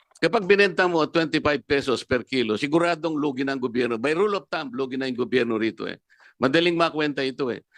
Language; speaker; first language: Filipino; non-native, local second language; Pampanga